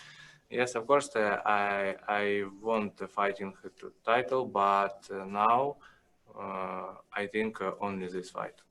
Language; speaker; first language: English; non-native, learner; Russian